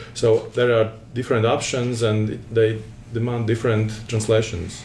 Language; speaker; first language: English; non-native, fluent; Latvian